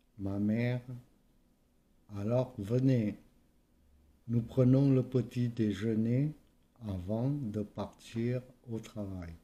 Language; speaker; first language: French; non-native, fluent; Vietnamese